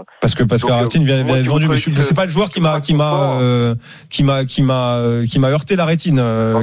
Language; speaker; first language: French; native; French